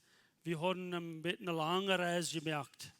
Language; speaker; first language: German; non-native, learner; Plautdietsch